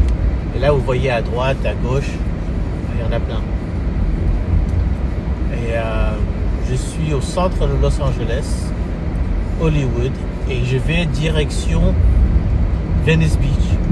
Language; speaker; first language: French; early bilingual, heritage; French